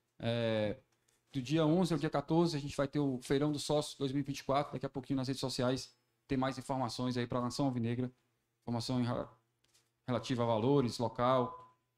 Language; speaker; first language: Portuguese; native; Portuguese